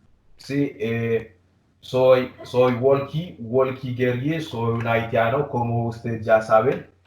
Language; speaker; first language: Spanish; non-native, learner; Haitian Creole